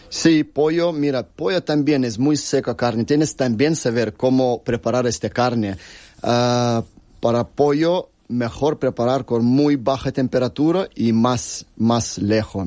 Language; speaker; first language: Spanish; non-native, learner; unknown